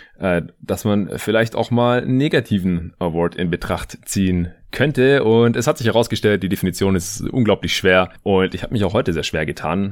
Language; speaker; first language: German; native; German